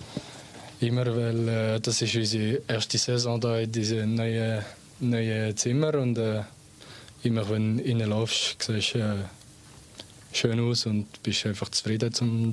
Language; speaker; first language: German; non-native, local second language; French